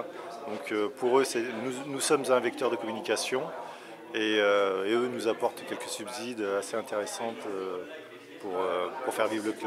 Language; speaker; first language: French; native; French